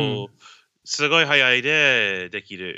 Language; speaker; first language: Japanese; non-native, learner; English